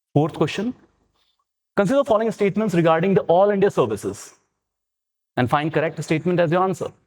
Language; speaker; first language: English; non-native, local second language; Punjabi